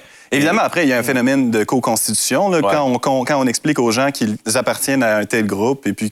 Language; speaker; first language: French; native; French